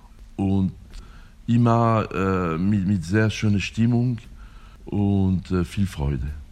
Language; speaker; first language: German; non-native, fluent; French